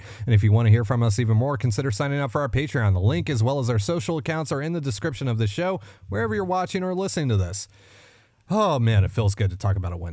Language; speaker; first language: English; native; English